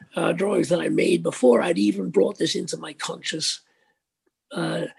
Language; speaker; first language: English; native; English